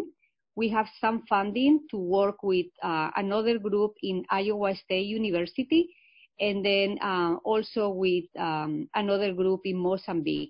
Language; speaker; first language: English; non-native, fluent; Spanish